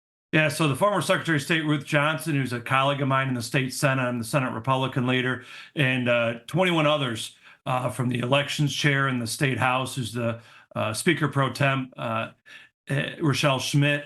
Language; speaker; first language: English; native; English